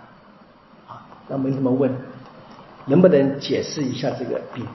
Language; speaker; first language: Chinese; native; Chinese